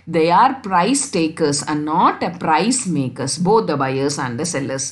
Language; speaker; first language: English; non-native, local second language; Tamil